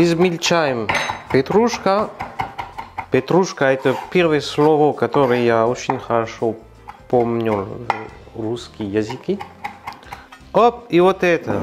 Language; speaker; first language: Russian; non-native, learner; French